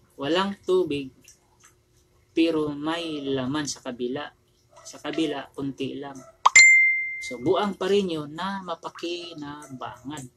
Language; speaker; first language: Filipino; non-native, local second language; Cebuano